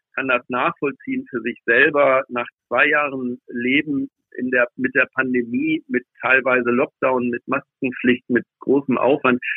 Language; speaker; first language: German; native; German